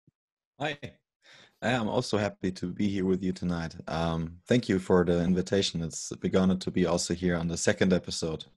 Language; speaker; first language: English; non-native, fluent; German